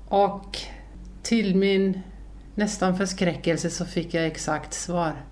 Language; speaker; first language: Swedish; early bilingual, other home language; Finnish